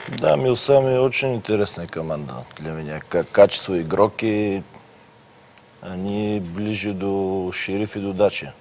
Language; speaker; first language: Russian; non-native, learner; Bulgarian